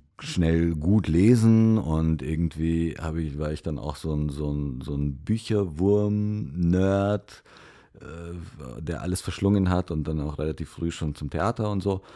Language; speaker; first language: German; early bilingual, other home language; Romanian